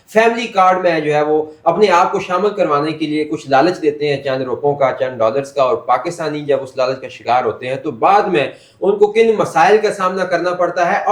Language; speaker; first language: Urdu; native; Urdu